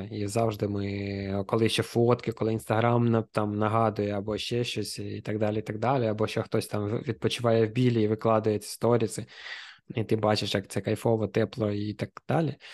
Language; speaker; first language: Ukrainian; non-native, local second language; Russian